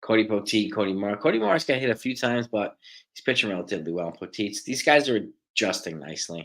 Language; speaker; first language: English; native; English